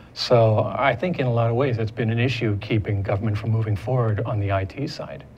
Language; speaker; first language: English; native; English